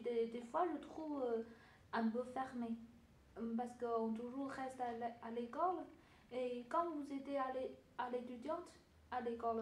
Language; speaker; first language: French; non-native, learner; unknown